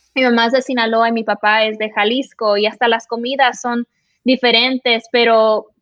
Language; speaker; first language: Spanish; early bilingual, heritage; Spanish